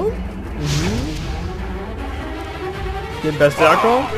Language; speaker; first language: German; native; German